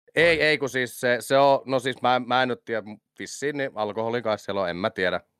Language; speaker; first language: Finnish; native; Finnish